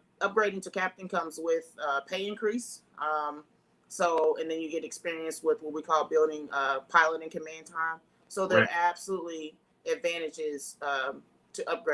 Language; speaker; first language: English; native; English